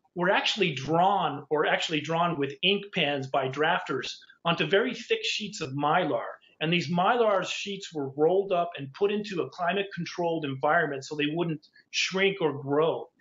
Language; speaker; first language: English; native; English